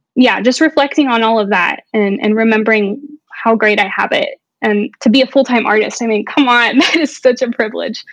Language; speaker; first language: English; native; English